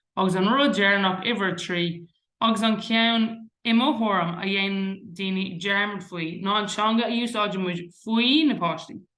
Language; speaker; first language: Irish; non-native, local second language; English